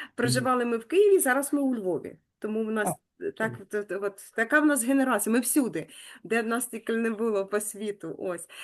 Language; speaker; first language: Ukrainian; native; Ukrainian